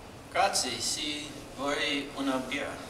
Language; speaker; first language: Italian; non-native, learner; English